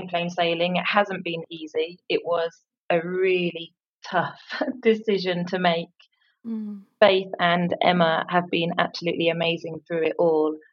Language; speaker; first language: English; native; English